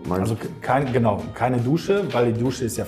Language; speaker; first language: German; native; German